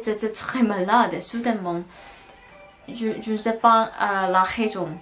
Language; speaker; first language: French; non-native, learner; Korean